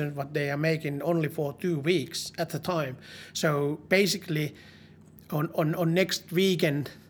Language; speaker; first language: English; non-native, learner; Finnish